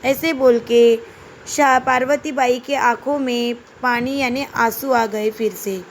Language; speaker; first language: Hindi; non-native, local second language; Marathi